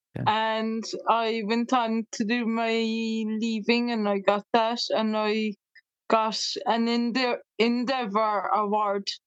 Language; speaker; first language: English; native; English